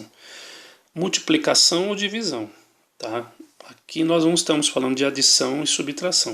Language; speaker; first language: Portuguese; native; Portuguese